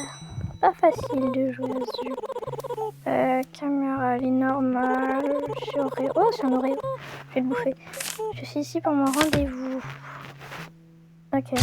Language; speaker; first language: French; native; French